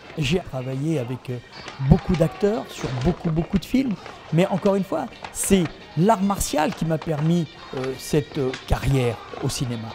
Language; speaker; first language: French; native; French